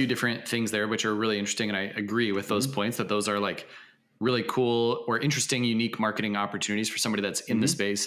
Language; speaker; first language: English; native; English